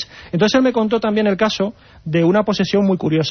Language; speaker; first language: Spanish; native; Spanish